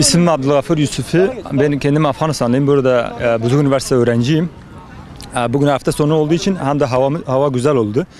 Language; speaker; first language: Turkish; non-native, fluent; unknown